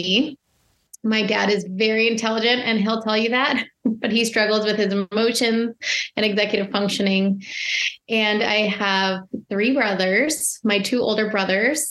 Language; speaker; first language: English; native; English